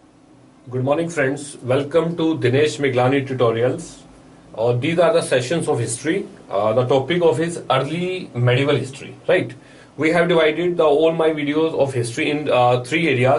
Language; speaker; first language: English; non-native, local second language; Hindi